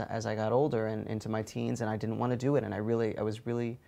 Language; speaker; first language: English; native; English